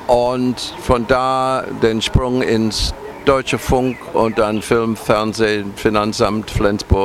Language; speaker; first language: German; non-native, fluent; English